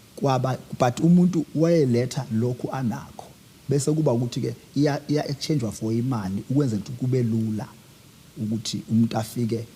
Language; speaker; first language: Zulu; native; Zulu